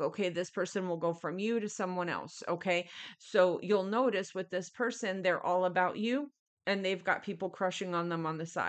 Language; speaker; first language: English; native; English